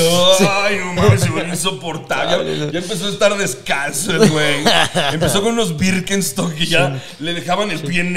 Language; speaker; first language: Spanish; native; Spanish